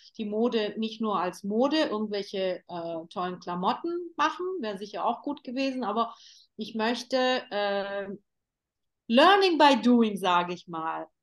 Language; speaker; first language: German; native; German